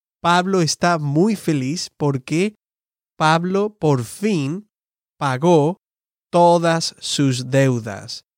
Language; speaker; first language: Spanish; non-native, fluent; English